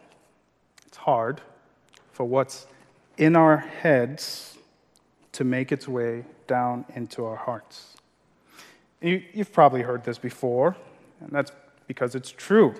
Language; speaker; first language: English; non-native, local second language; Yoruba